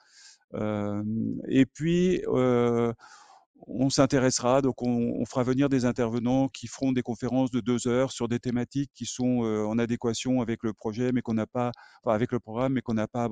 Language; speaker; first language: French; native; French